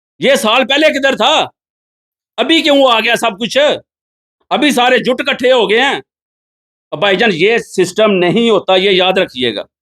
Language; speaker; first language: Urdu; non-native, local second language; Punjabi